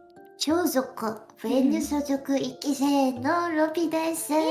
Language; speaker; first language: Japanese; non-native, learner; Korean